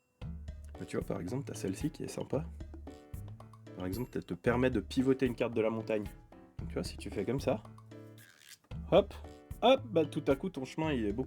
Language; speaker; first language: French; native; French